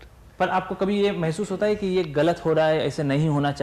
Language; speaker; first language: Hindi; native; Hindi